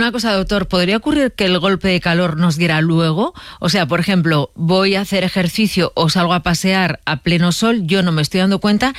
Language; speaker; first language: Spanish; native; Spanish